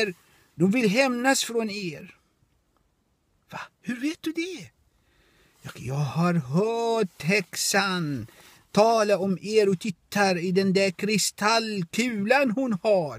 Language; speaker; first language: Swedish; non-native, fluent; Arabic